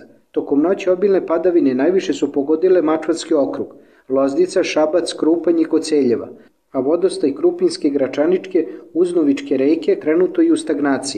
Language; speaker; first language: Serbian; native; Serbian